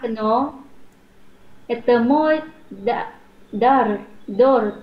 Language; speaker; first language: Russian; non-native, learner; Vietnamese